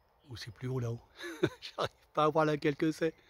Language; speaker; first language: French; native; French